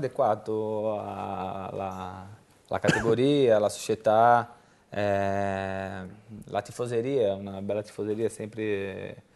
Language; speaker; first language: Italian; non-native, learner; Portuguese